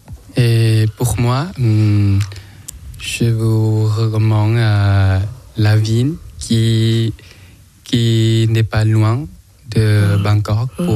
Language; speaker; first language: French; non-native, learner; Thai